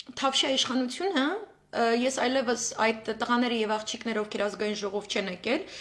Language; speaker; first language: Armenian; native; Armenian